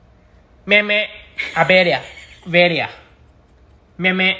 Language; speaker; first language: Portuguese; non-native, learner; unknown